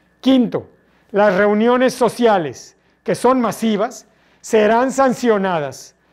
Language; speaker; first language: Spanish; native; Spanish